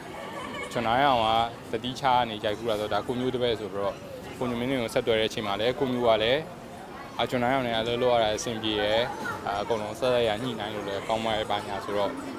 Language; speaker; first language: Burmese; native; Burmese